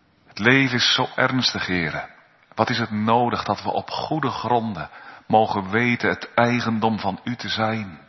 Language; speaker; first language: Dutch; native; Dutch